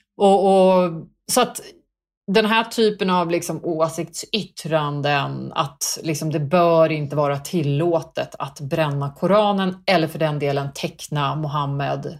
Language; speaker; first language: Swedish; early bilingual, other home language; Kurdish